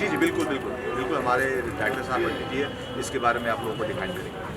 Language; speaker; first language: Hindi; native; Hindi